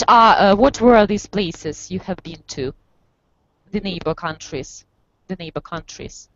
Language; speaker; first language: English; non-native, fluent; Russian